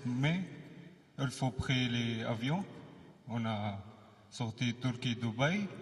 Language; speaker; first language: French; non-native, learner; Arabic